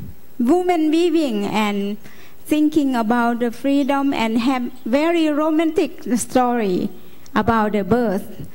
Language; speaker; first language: English; non-native, learner; Lao